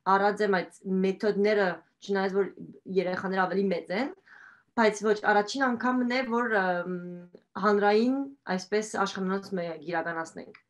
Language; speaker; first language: Armenian; early bilingual, heritage; Armenian